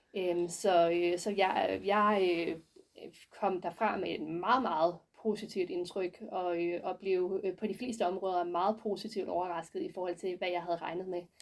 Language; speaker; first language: Danish; native; Danish